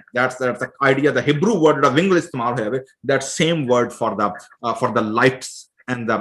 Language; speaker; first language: Urdu; non-native, local second language; Punjabi